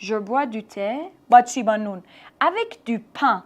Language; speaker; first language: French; non-native, fluent; Persian